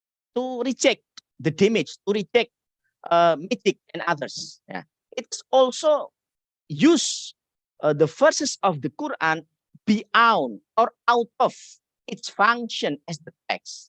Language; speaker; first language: English; non-native, learner; Indonesian